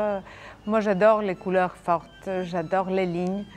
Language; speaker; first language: French; non-native, fluent; Serbian